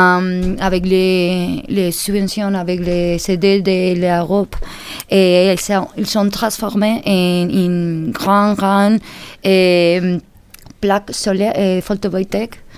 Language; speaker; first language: French; non-native, learner; Spanish